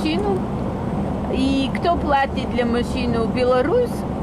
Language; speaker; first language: Russian; non-native, learner; Bulgarian